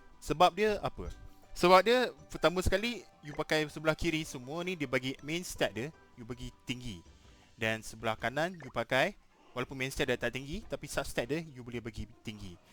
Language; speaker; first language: Malay; native; Malay